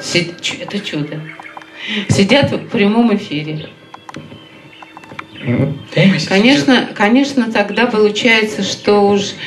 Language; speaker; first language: Russian; native; Russian